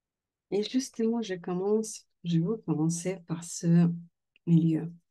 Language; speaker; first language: French; non-native, fluent; Russian